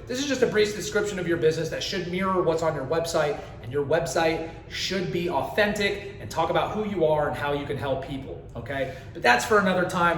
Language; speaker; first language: English; native; English